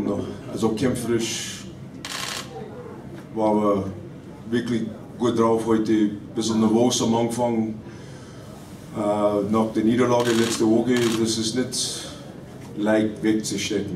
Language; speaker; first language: German; non-native, fluent; English